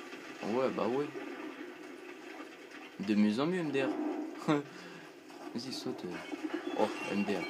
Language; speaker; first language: French; native; French